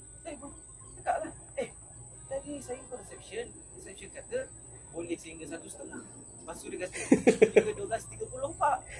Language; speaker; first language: Malay; native; Malay